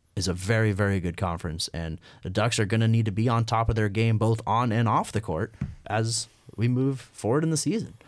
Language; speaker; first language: English; native; English